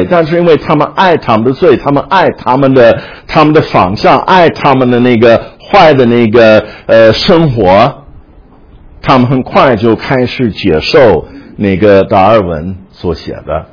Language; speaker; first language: Chinese; non-native, fluent; English